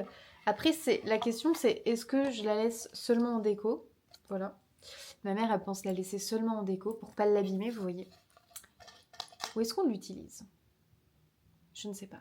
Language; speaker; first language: French; native; French